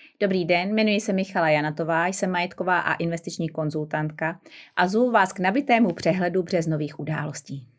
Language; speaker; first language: Czech; native; Czech